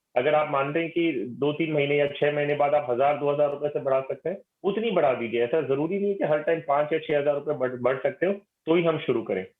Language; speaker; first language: Hindi; native; Hindi